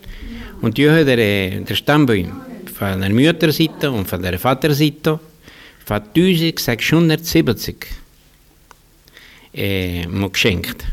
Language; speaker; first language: German; early bilingual, heritage; German